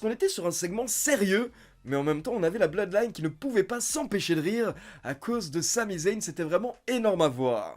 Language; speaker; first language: French; native; French